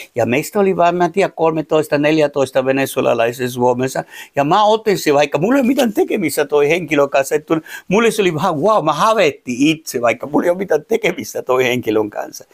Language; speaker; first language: Finnish; non-native, fluent; Spanish